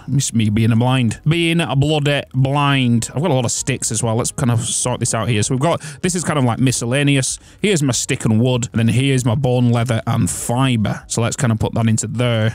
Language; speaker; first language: English; native; English